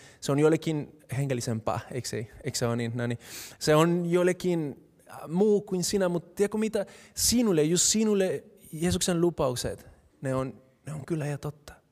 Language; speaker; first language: Finnish; non-native, fluent; Spanish